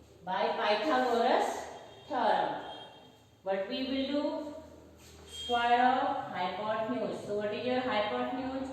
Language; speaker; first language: English; non-native, local second language; Hindi